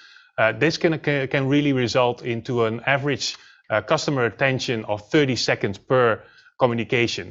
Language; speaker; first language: English; non-native, fluent; Dutch